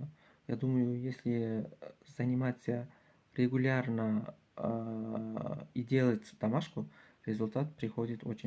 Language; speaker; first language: Russian; non-native, fluent; Uzbek